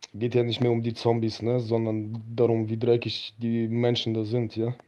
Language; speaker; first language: German; early bilingual, other home language; Russian